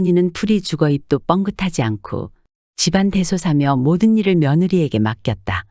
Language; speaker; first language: Korean; native; Korean